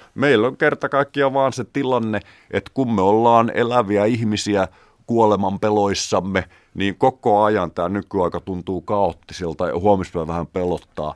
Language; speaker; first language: Finnish; native; Finnish